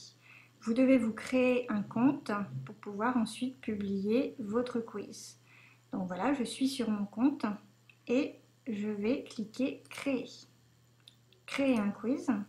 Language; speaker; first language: French; native; French